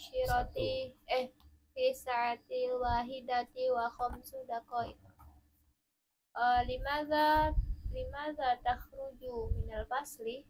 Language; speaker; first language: Arabic; non-native, learner; Indonesian